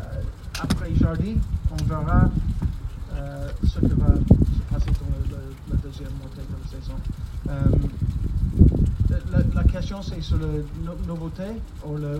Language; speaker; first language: French; non-native, fluent; English